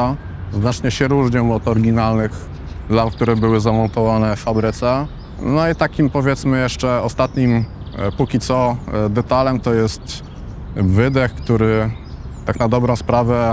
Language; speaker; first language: Polish; native; Polish